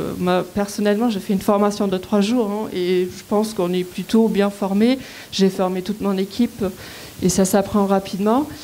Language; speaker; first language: French; non-native, fluent; German